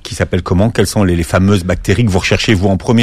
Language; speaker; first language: French; native; French